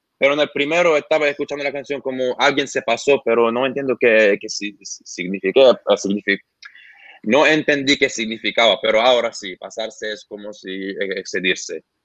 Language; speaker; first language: Spanish; non-native, fluent; Arabic